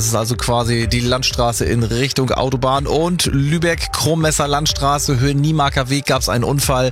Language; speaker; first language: German; native; German